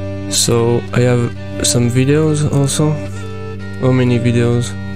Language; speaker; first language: English; non-native, fluent; French